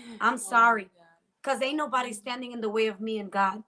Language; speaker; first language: English; native; English